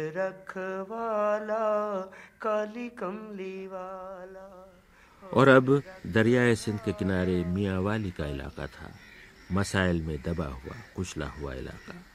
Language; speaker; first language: Urdu; native; Urdu